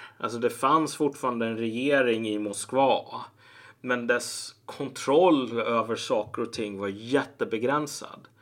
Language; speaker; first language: Swedish; native; Swedish